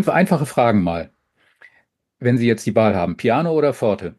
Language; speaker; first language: German; native; German